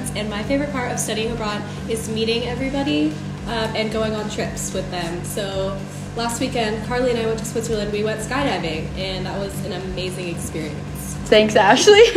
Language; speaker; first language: English; native; English